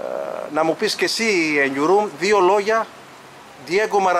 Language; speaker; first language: Greek; native; Greek